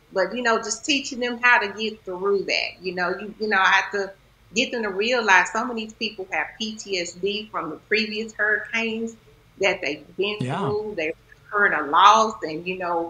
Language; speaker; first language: English; native; English